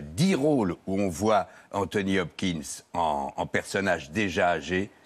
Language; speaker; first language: French; native; French